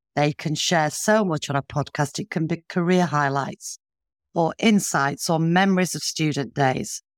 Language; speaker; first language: English; native; English